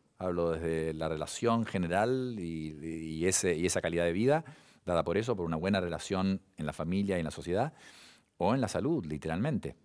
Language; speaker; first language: Spanish; native; Spanish